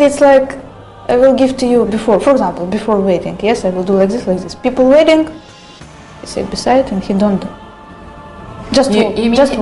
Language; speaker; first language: English; non-native, learner; Russian